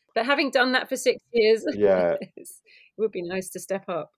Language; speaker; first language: English; native; English